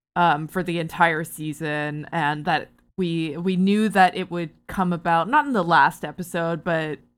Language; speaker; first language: English; native; English